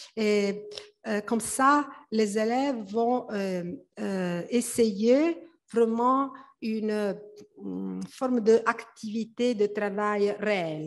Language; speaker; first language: French; non-native, fluent; Italian